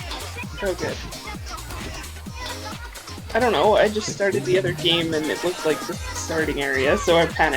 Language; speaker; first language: English; native; English